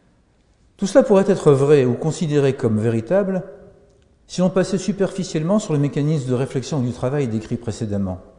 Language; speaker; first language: French; native; French